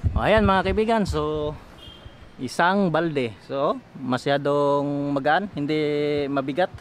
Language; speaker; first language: Filipino; non-native, local second language; Cebuano